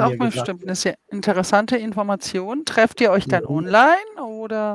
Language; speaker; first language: German; native; German